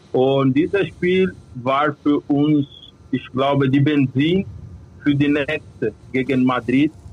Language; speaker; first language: German; non-native, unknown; Portuguese